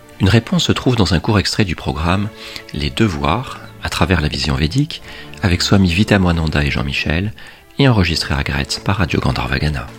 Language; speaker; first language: French; native; French